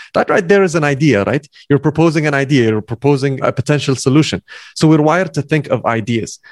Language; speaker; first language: English; non-native, fluent; Arabic